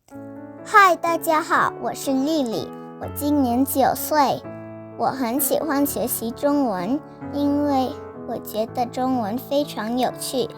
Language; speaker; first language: Chinese; non-native, learner; Vietnamese